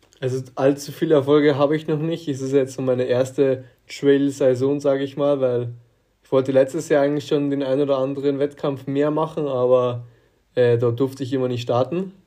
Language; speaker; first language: German; native; German